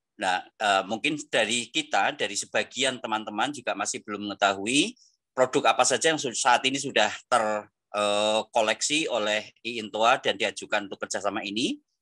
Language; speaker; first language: Indonesian; native; Indonesian